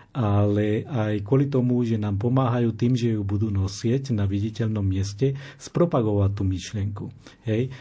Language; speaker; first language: Slovak; non-native, fluent; Spanish